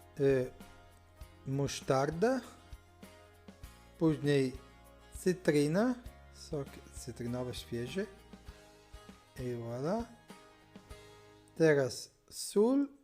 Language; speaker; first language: Polish; non-native, learner; Italian